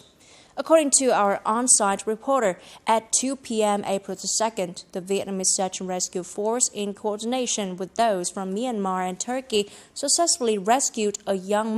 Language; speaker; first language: English; non-native, fluent; Vietnamese